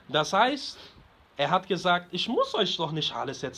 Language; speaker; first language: German; non-native, fluent; Portuguese